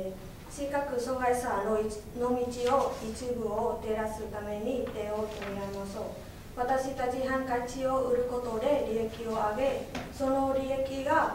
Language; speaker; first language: Japanese; non-native, learner; Vietnamese